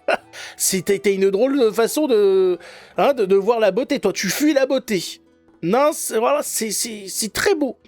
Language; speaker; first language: French; native; French